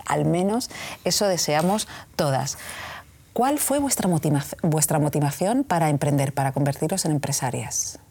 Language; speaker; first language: Spanish; native; Spanish